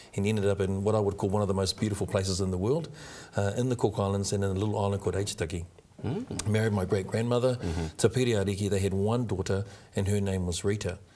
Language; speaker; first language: English; native; English